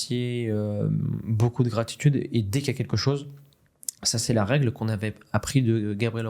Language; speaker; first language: French; native; French